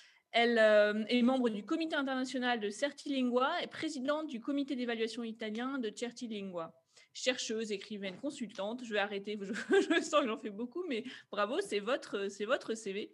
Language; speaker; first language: French; native; French